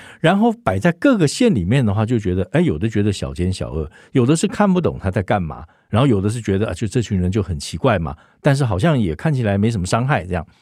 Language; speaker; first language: Chinese; native; Chinese